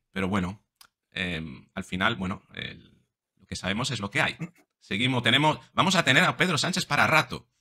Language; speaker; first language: Spanish; non-native, fluent; Italian